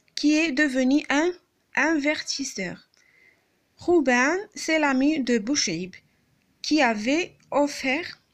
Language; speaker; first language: French; non-native, local second language; Arabic